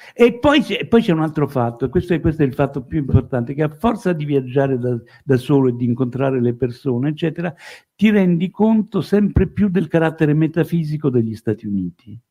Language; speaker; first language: Italian; native; Italian